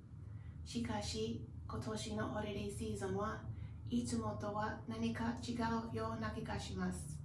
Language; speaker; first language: Japanese; non-native, learner; English